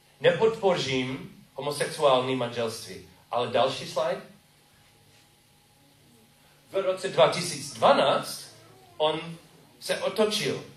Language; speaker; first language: Czech; non-native, learner; English